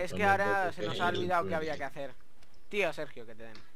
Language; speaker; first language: Spanish; native; Spanish